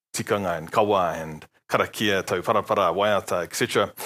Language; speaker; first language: English; native; English